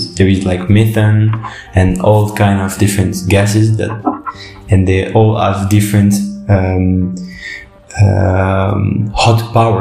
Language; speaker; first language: English; non-native, fluent; French